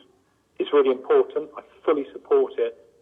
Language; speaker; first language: English; native; English